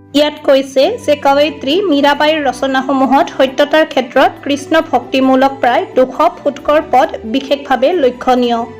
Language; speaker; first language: Assamese; native; Assamese